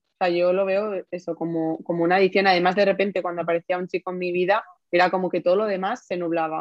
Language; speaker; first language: Spanish; native; Spanish